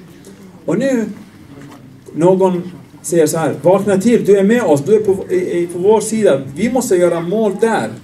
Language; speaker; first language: Swedish; non-native, fluent; Arabic